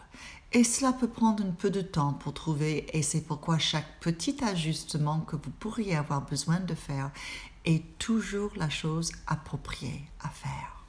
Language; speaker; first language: French; non-native, fluent; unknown